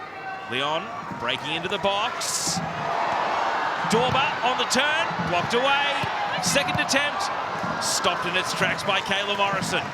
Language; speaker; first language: English; native; English